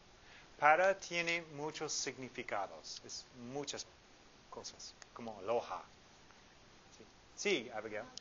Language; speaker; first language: Spanish; non-native, fluent; English